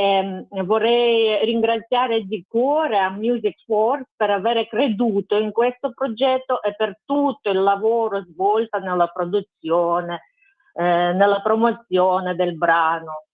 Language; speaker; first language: Italian; non-native, fluent; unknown